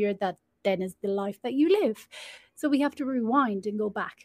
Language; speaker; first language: English; native; English